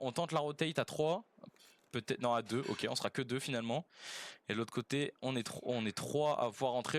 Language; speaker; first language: French; native; French